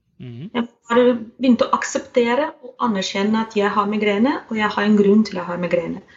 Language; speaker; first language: Norwegian; non-native, fluent; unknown